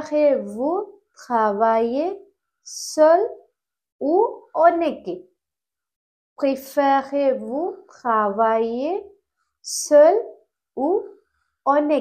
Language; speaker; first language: French; non-native, fluent; Tamil